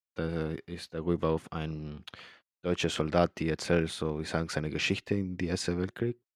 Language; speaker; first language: German; early bilingual, other home language; Spanish